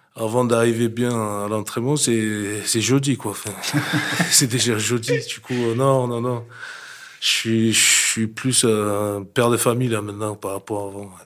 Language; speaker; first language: French; non-native, fluent; English